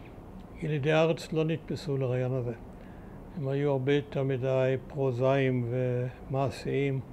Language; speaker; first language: Hebrew; early bilingual, other home language; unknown